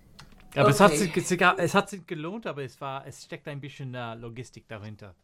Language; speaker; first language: German; non-native, fluent; English